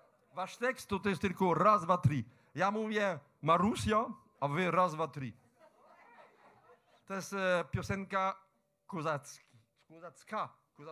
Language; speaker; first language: Polish; non-native, fluent; French